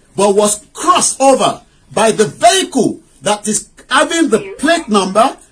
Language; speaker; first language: English; non-native, local second language; Yoruba